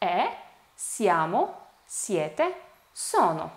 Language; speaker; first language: Italian; non-native, fluent; Polish